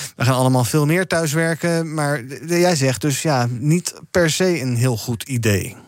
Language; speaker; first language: Dutch; native; Dutch